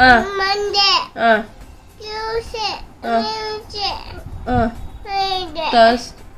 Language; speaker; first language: English; non-native, learner; Kannada